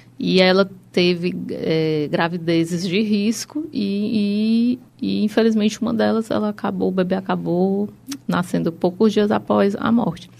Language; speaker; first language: Portuguese; native; Portuguese